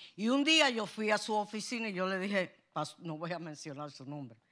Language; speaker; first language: Spanish; native; Spanish